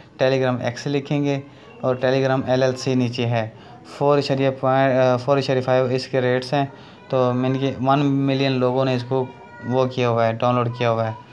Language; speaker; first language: Urdu; native; Urdu